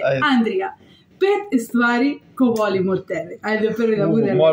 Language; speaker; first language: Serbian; non-native, learner; Spanish